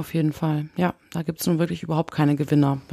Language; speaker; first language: German; native; German